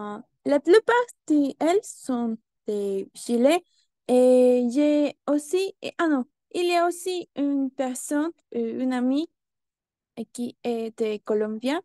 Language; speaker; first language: French; non-native, learner; Spanish